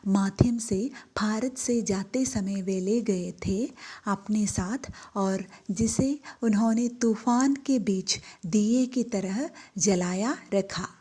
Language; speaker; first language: Hindi; non-native, local second language; Malayalam